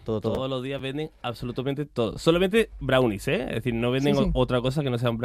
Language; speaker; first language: Spanish; native; Spanish